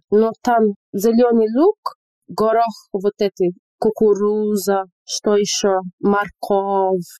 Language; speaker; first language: Russian; non-native, fluent; English